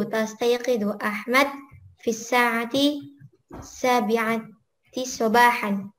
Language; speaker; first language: Arabic; non-native, learner; Indonesian